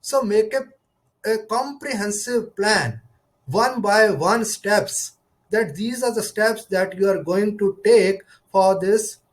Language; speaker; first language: English; non-native, local second language; Punjabi